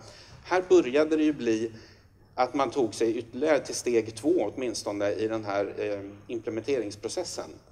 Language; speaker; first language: Swedish; native; Swedish